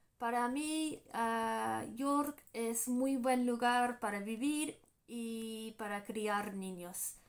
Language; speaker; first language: Spanish; non-native, fluent; English